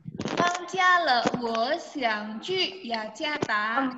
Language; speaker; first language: Chinese; non-native, fluent; Indonesian